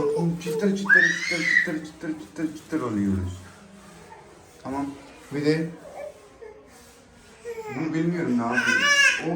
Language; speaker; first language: Turkish; non-native, learner; Urdu